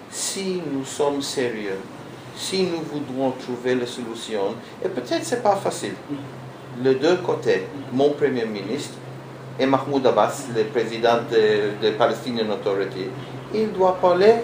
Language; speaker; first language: French; non-native, learner; Hebrew